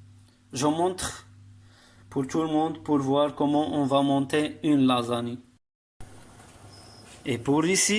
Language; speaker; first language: French; non-native, learner; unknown